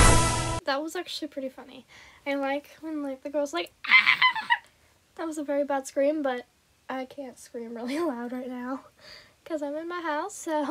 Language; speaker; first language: English; native; English